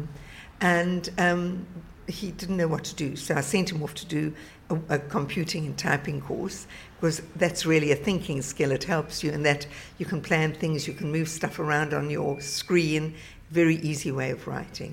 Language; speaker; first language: English; native; English